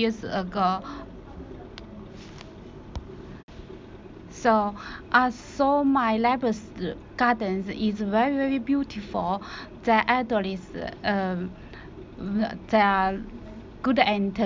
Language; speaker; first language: English; non-native, learner; Chinese